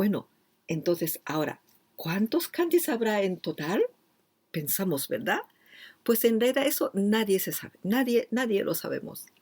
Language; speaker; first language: Spanish; non-native, fluent; Japanese